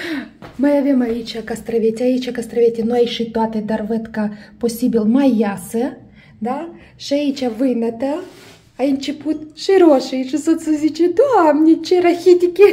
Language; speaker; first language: Romanian; non-native, learner; Russian